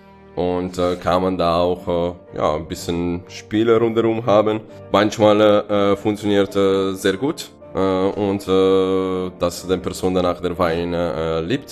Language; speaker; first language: German; non-native, fluent; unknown